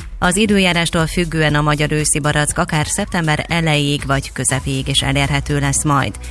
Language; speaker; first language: Hungarian; native; Hungarian